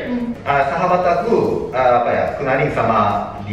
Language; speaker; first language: Indonesian; non-native, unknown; Japanese